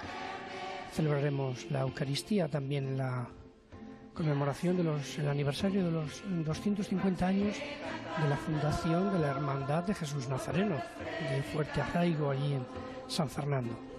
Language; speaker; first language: Spanish; native; Spanish